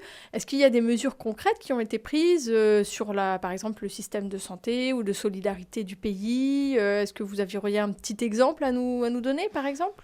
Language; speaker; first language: French; native; French